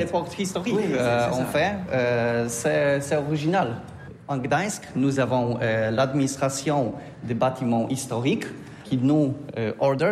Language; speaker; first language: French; non-native, learner; Polish